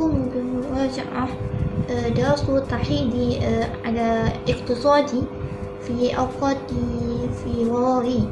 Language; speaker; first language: Arabic; non-native, learner; Malay